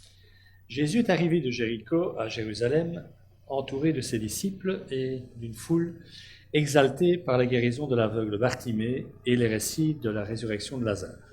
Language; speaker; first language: French; native; French